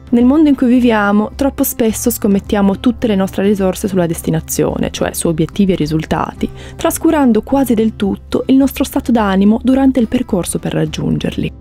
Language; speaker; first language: Italian; native; Italian